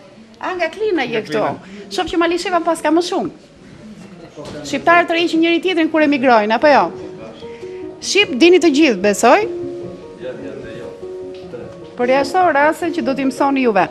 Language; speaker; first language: Albanian; native; Albanian